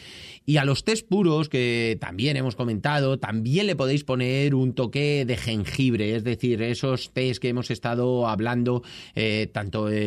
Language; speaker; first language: Spanish; native; Spanish